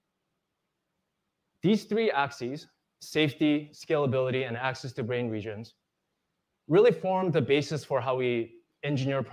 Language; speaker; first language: English; non-native, fluent; Korean